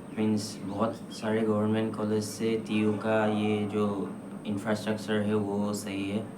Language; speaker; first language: Hindi; non-native, local second language; Assamese